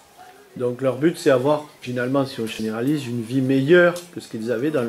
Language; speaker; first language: French; native; French